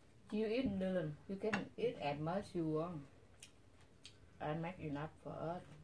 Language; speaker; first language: English; non-native, learner; Vietnamese